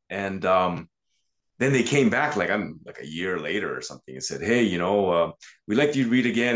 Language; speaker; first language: English; native; English